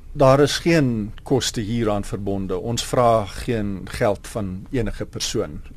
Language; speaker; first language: Afrikaans; non-native, local second language; English